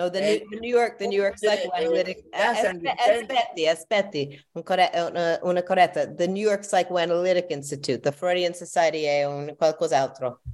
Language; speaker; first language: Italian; non-native, learner; English